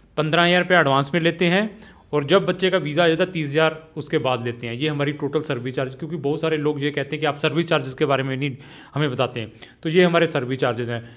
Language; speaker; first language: Hindi; non-native, local second language; Punjabi